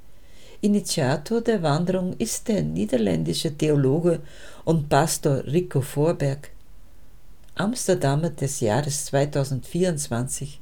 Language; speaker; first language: German; native; German